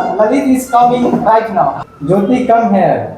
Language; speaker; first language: English; non-native, learner; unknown